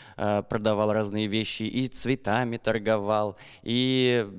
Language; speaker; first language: Russian; native; Russian